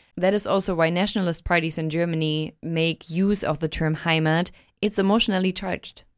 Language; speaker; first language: English; non-native, fluent; German